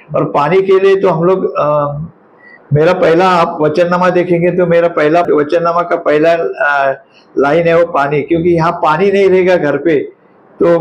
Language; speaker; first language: Hindi; non-native, local second language; Marathi